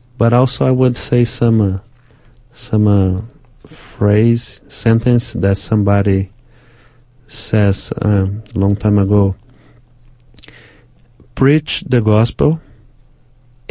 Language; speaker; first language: English; non-native, fluent; Portuguese